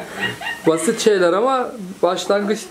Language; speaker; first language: Turkish; native; Turkish